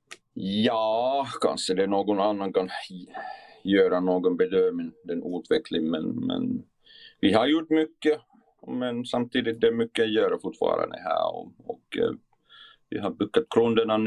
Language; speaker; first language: Swedish; non-native, fluent; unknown